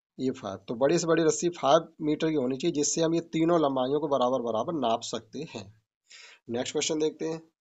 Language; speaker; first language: Hindi; native; Hindi